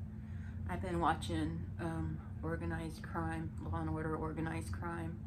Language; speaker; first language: English; native; English